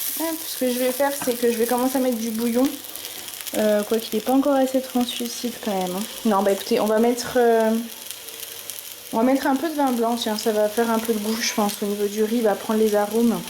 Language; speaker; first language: French; native; French